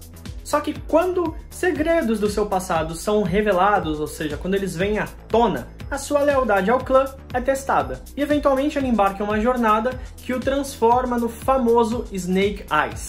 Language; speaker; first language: Portuguese; native; Portuguese